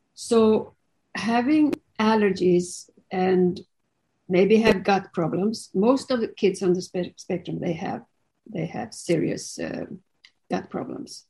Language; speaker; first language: English; non-native, fluent; Swedish